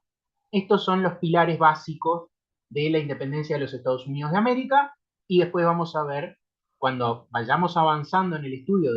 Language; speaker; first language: Spanish; native; Spanish